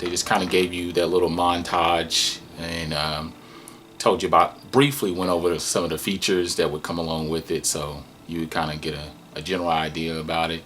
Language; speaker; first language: English; native; English